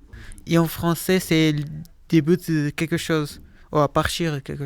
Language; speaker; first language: French; non-native, learner; Portuguese